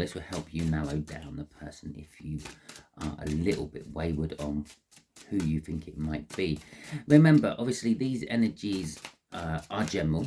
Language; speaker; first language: English; native; English